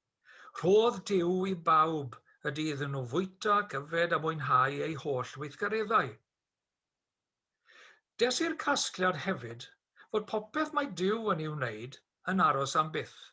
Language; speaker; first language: Welsh; native; Welsh